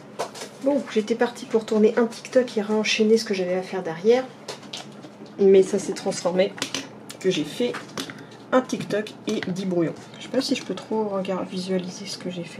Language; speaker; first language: French; native; French